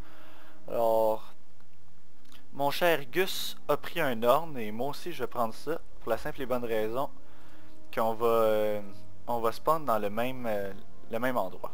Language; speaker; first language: French; native; French